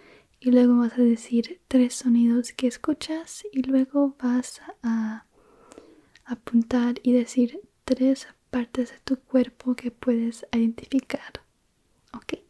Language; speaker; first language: Spanish; early bilingual, heritage; Spanish